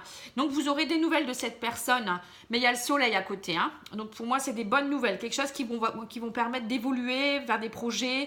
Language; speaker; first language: French; native; French